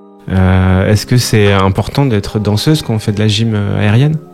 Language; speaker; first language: French; native; French